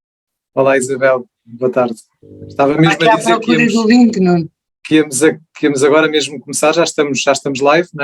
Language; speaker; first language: Portuguese; native; Portuguese